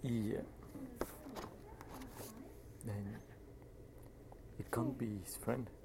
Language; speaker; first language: English; non-native, fluent; French